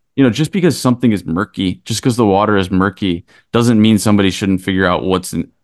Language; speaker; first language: English; native; English